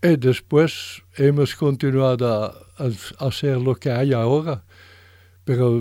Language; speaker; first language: Spanish; non-native, fluent; French